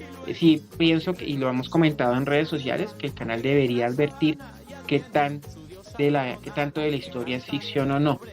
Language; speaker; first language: Spanish; native; Spanish